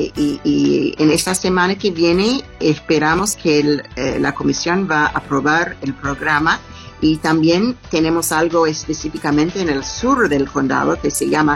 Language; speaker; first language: Spanish; non-native, fluent; English